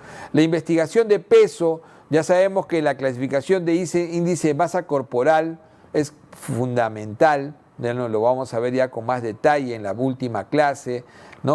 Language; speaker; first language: Spanish; native; Spanish